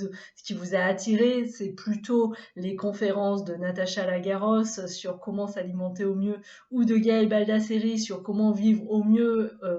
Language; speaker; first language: French; native; French